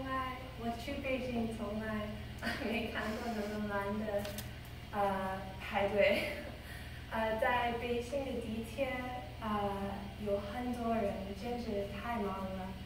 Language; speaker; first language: Chinese; non-native, learner; English